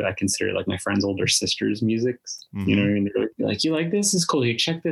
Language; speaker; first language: English; native; English